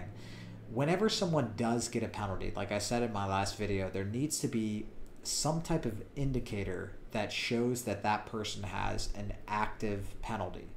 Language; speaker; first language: English; native; English